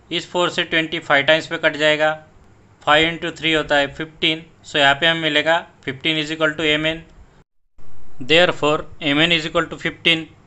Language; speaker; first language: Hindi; non-native, local second language; Marathi